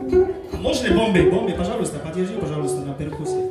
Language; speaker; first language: Russian; non-native, fluent; French